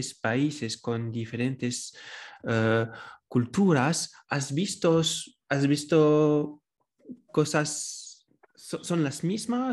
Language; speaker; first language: Spanish; non-native, fluent; French